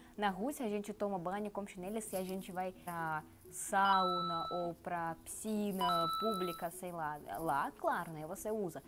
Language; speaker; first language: Portuguese; non-native, learner; Russian